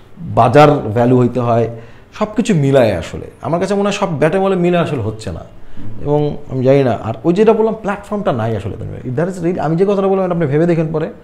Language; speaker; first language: Bangla; native; Bangla